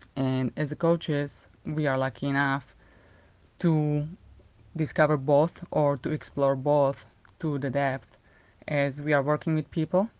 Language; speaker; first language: English; non-native, fluent; Slovak